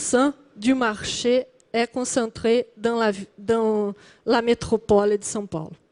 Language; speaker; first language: French; non-native, learner; Portuguese